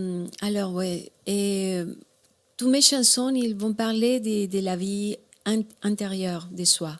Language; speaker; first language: French; non-native, learner; Spanish